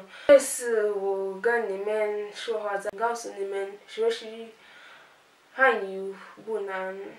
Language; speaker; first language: Chinese; non-native, learner; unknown